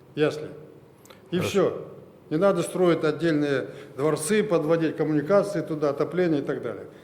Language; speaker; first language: Russian; non-native, local second language; Kazakh